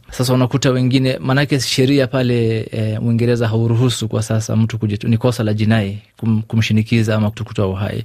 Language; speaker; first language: Swahili; non-native, local second language; Somali